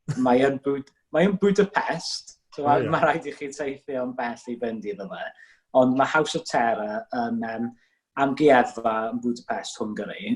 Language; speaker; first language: Welsh; native; Welsh